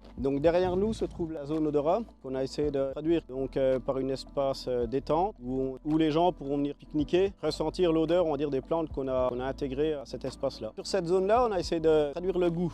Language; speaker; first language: French; native; French